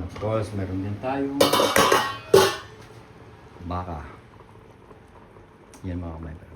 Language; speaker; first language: Filipino; native; Filipino